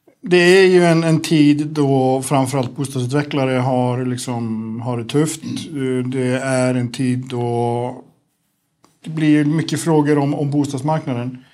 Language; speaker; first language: Swedish; native; Swedish